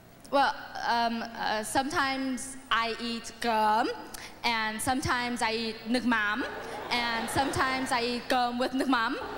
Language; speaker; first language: English; early bilingual, other home language; Vietnamese